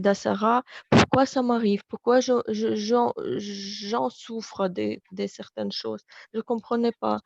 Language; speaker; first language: French; non-native, fluent; Russian